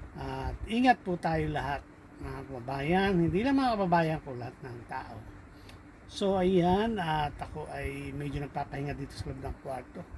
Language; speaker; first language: Filipino; non-native, local second language; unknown